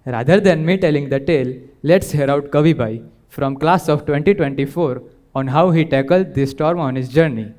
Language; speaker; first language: English; non-native, local second language; Gujarati